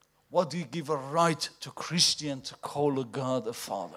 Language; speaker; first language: English; non-native, fluent; Persian